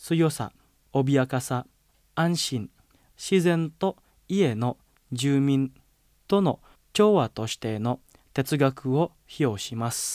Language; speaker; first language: Japanese; non-native, fluent; Indonesian